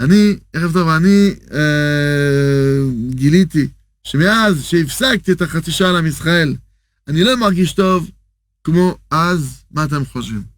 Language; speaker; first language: Hebrew; non-native, fluent; French